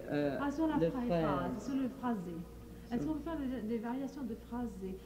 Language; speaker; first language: French; native; French